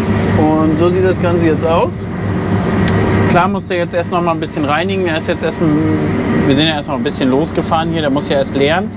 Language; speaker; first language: German; native; German